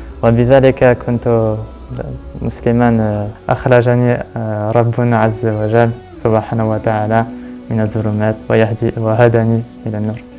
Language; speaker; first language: Arabic; non-native, learner; French